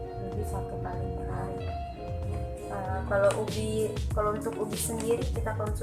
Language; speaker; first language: Indonesian; native; Indonesian